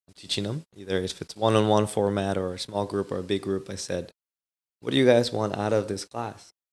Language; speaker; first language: English; non-native, fluent; Spanish